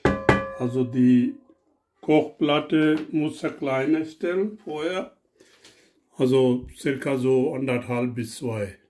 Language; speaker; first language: German; non-native, learner; Urdu